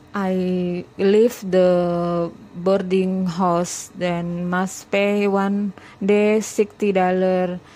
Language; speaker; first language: English; non-native, learner; Indonesian